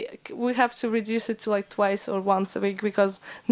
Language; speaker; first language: English; non-native, fluent; Uzbek